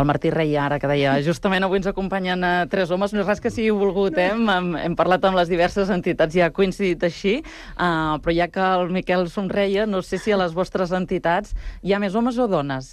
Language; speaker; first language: Catalan; native; Catalan